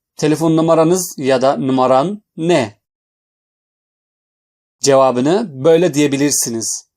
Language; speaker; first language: Turkish; non-native, fluent; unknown